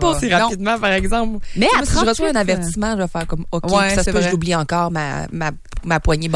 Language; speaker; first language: French; native; French